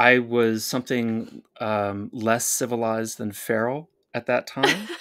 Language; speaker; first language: English; native; English